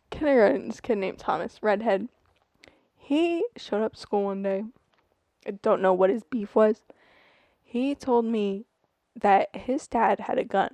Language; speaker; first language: English; native; English